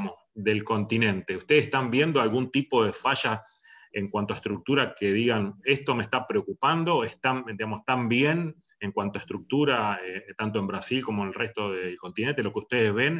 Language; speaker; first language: Spanish; native; Spanish